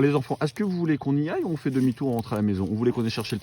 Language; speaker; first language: French; native; French